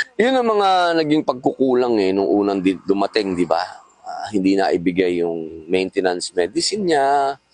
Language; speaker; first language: Filipino; native; Filipino